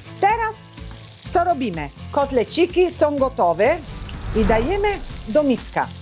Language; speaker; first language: Polish; non-native, learner; Italian